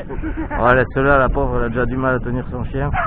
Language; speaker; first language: French; native; French